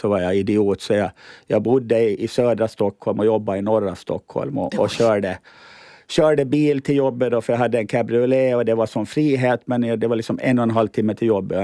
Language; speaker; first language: Swedish; native; Swedish